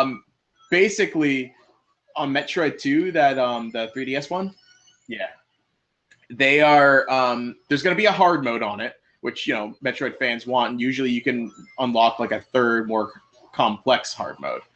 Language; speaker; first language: English; native; English